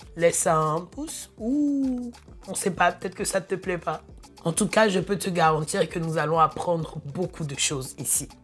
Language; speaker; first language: French; native; French